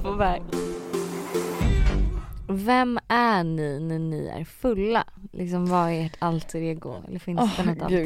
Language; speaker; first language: Swedish; native; Swedish